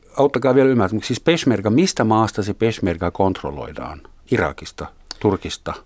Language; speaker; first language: Finnish; native; Finnish